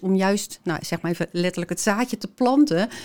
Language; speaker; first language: Dutch; native; Dutch